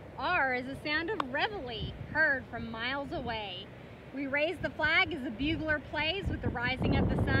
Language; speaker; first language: English; native; English